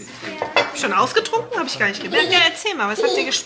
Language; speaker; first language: German; native; German